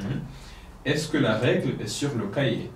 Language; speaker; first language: French; non-native, local second language; Kinyarwanda